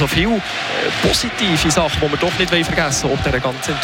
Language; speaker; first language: German; native; German